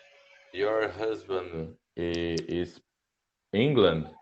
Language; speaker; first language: English; non-native, learner; Portuguese